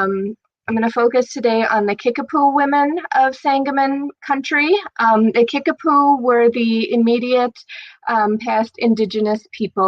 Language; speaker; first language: English; native; English